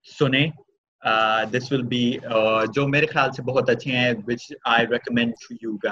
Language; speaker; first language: Urdu; native; Urdu